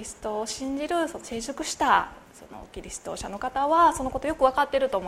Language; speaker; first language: Japanese; native; Japanese